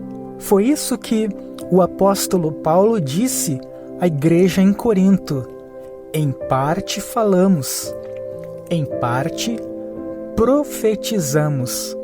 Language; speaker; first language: Portuguese; native; Portuguese